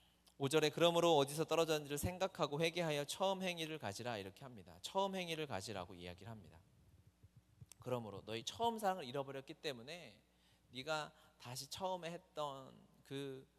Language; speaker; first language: Korean; native; Korean